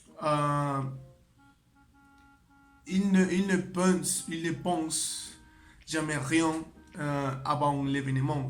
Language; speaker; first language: French; non-native, learner; Spanish